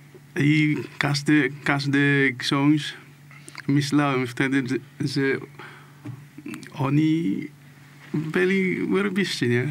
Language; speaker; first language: Polish; non-native, learner; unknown